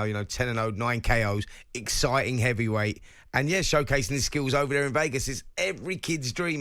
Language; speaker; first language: English; native; English